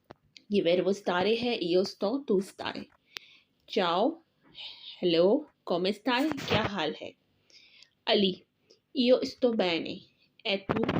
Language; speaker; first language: Italian; non-native, fluent; Urdu